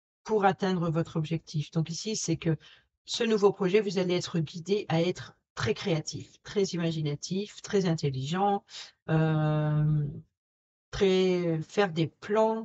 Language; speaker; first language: French; native; French